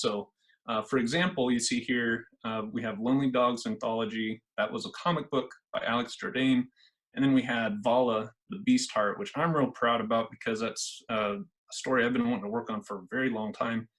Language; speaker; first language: English; native; English